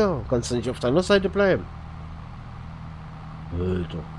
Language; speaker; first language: German; native; German